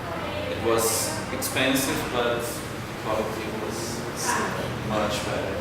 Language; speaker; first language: English; non-native, fluent; German